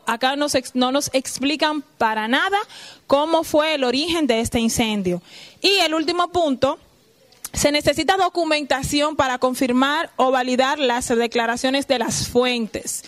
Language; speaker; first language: Spanish; native; Spanish